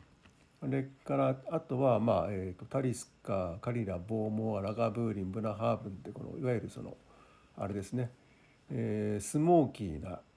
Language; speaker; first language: Japanese; native; Japanese